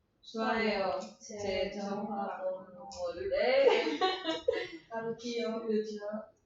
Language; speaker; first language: Korean; non-native, learner; Spanish